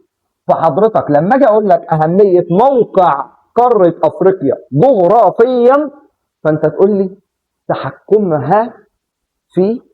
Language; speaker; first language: Arabic; native; Arabic